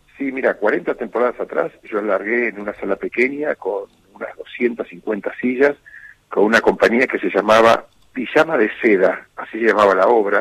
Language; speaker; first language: Spanish; native; Spanish